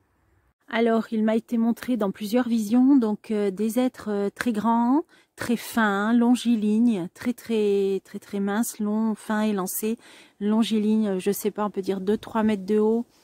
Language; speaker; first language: French; native; French